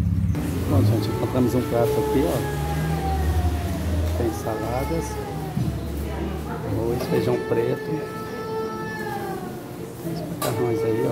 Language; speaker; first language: Portuguese; native; Portuguese